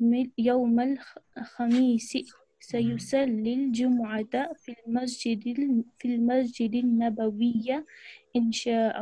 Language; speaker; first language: Arabic; non-native, learner; Urdu